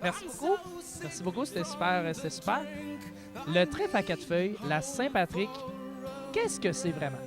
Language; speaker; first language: French; native; French